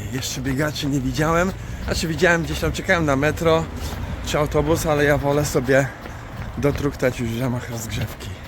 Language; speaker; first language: Polish; native; Polish